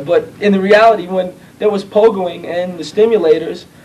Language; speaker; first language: English; native; English